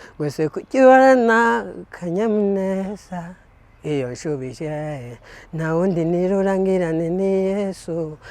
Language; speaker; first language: Kinyarwanda; native; Kinyarwanda